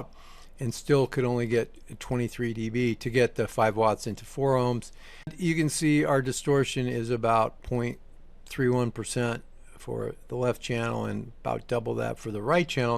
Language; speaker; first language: English; native; English